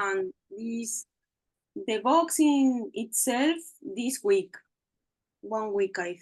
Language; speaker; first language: English; non-native, learner; Spanish